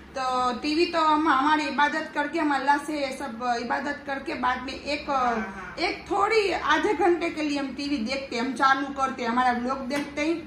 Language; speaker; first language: Hindi; native; Hindi